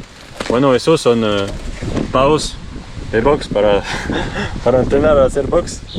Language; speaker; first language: Spanish; non-native, learner; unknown